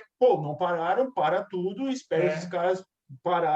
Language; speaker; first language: Portuguese; native; Portuguese